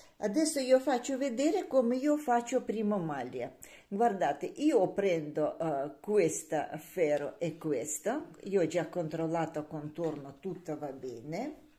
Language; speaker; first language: Italian; non-native, learner; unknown